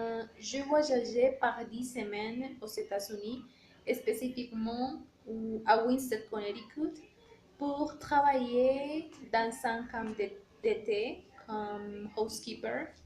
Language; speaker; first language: French; non-native, learner; Spanish